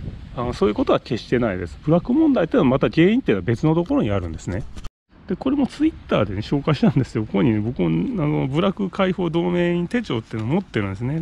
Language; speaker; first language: Japanese; native; Japanese